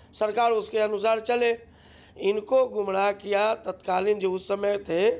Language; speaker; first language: Hindi; native; Hindi